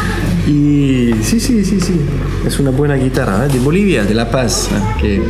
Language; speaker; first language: Spanish; non-native, learner; French